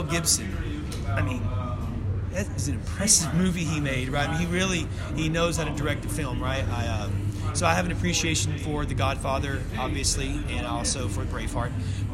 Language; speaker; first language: English; native; English